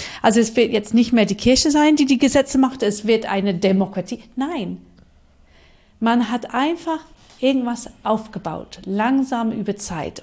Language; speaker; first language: German; non-native, fluent; English